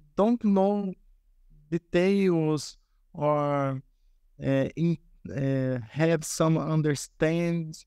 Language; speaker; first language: English; non-native, learner; Portuguese